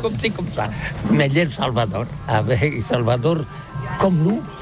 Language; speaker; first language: French; non-native, learner; Catalan